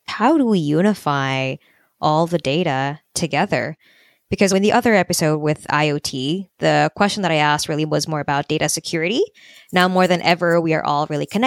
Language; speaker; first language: English; native; English